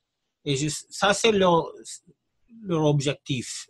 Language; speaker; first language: French; non-native, fluent; English